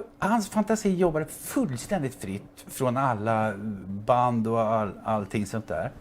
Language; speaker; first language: Swedish; native; Swedish